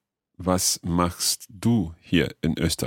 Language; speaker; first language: German; non-native, learner; English